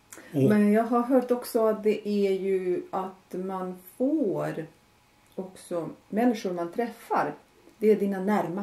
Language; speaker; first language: Swedish; non-native, fluent; Latvian